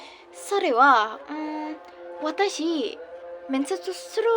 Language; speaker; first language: Japanese; non-native, learner; Indonesian